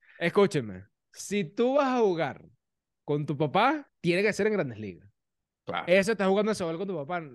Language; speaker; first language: Spanish; native; Spanish